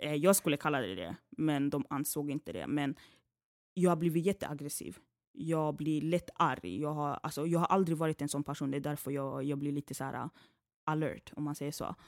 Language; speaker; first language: Swedish; early bilingual, other home language; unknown